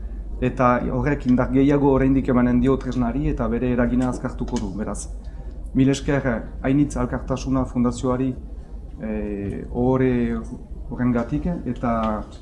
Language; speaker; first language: Basque; native; Basque